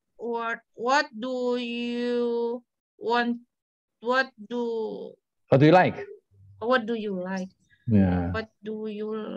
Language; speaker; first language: English; non-native, learner; Indonesian